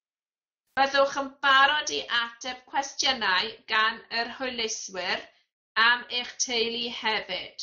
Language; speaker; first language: Welsh; non-native, fluent; English